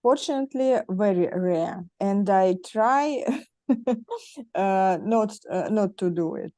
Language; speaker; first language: English; non-native, learner; Russian